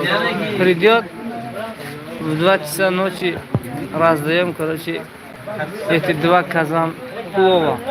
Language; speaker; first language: Russian; non-native, learner; Tajik